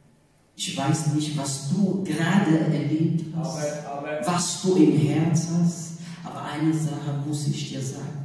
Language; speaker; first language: German; non-native, learner; Portuguese